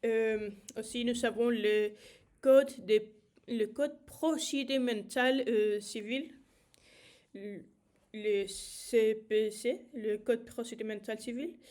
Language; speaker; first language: French; non-native, learner; Spanish